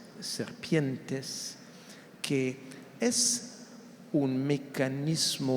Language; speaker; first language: Spanish; non-native, fluent; French